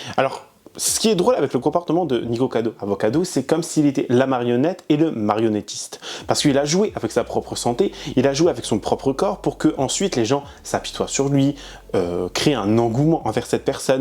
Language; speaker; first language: French; native; French